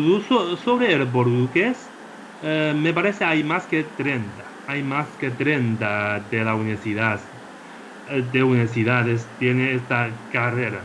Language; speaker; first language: Spanish; non-native, fluent; Chinese